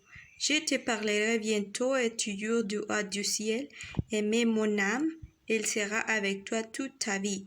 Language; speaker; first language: French; non-native, learner; Spanish